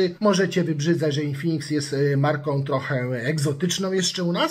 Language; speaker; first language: Polish; native; Polish